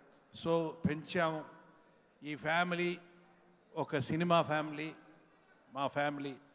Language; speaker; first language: Telugu; non-native, learner; Tamil